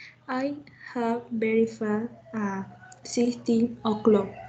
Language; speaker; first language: English; non-native, learner; Spanish